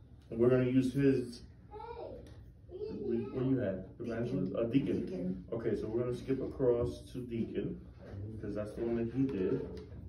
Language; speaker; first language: English; native; English